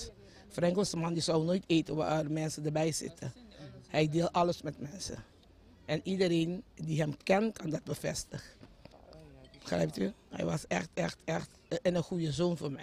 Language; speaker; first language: Dutch; non-native, fluent; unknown